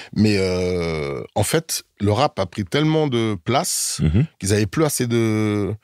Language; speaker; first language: French; early bilingual, heritage; French